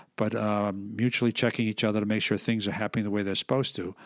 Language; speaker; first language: English; native; English